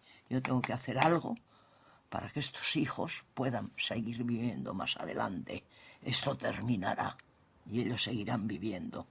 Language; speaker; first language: Spanish; native; Spanish